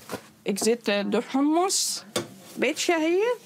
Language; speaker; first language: Dutch; non-native, learner; Arabic